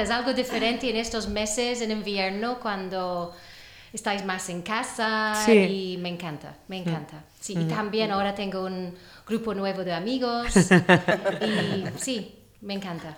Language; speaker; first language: Spanish; non-native, learner; English